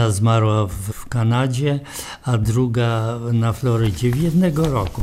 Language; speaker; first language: Polish; non-native, local second language; Romany